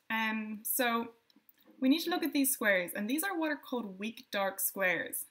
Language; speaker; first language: English; native; English